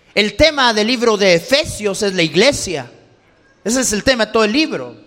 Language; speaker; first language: Spanish; early bilingual, heritage; Spanish